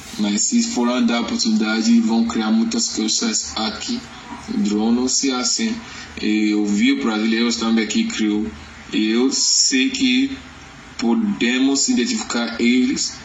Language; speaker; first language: Portuguese; non-native, learner; Yoruba